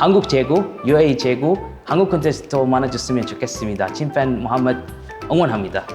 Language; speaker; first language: Korean; non-native, learner; Arabic